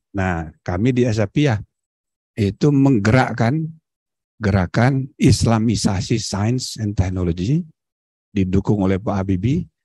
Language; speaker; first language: Indonesian; native; Indonesian